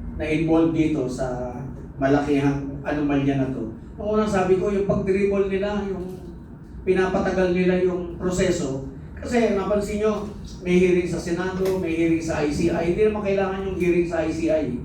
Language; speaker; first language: Filipino; native; Filipino